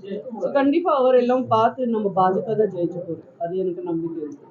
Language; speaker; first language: Tamil; non-native, learner; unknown